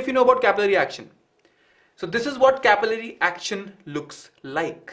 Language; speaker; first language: English; non-native, local second language; Hindi